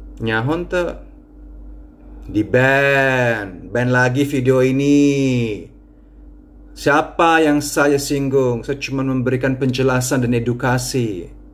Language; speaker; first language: Indonesian; non-native, fluent; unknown